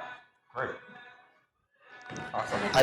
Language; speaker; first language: English; native; English